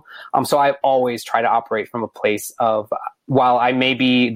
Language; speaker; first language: English; native; English